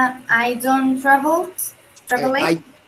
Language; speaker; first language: English; non-native, learner; Spanish